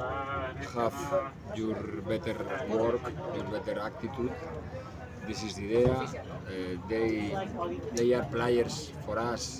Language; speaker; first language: English; non-native, learner; Spanish